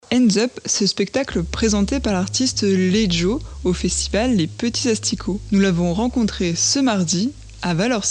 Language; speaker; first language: French; native; French